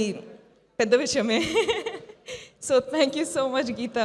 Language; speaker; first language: Telugu; non-native, fluent; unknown